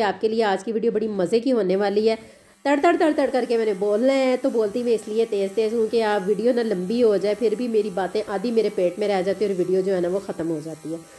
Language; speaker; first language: Urdu; non-native, local second language; Punjabi